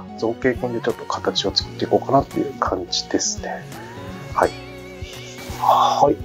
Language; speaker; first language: Japanese; native; Japanese